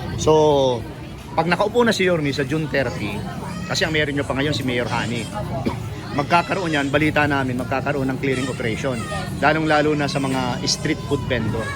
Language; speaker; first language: Filipino; native; Filipino